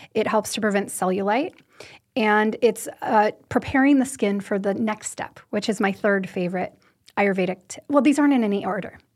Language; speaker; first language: English; native; English